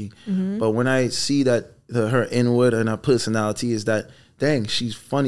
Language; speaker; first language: English; native; English